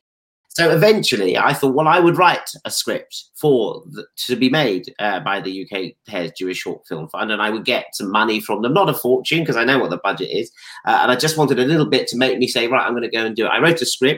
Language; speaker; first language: English; native; English